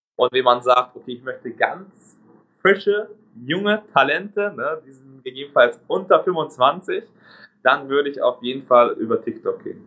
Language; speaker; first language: German; non-native, fluent; Hungarian